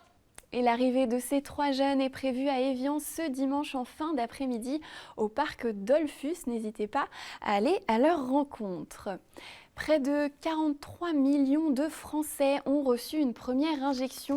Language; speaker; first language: French; native; French